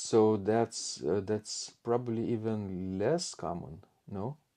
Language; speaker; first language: English; non-native, fluent; Lithuanian